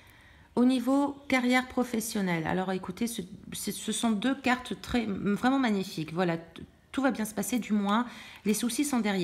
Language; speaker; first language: French; native; French